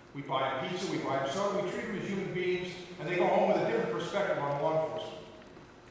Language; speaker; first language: English; native; English